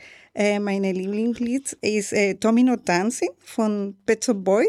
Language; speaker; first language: German; non-native, learner; Spanish